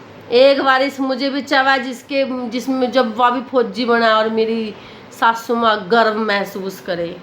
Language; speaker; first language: Hindi; native; Hindi